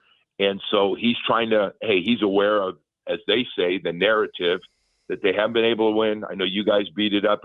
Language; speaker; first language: English; native; English